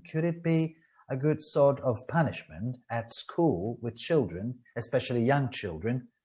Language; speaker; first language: English; non-native, fluent; Italian